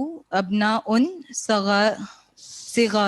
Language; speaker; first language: Arabic; non-native, learner; Urdu